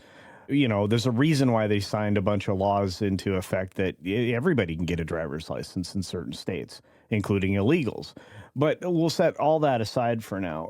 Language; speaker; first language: English; native; English